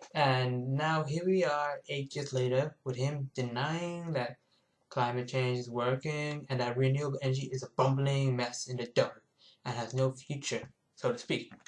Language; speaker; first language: English; native; English